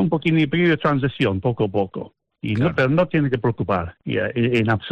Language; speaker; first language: Spanish; non-native, fluent; English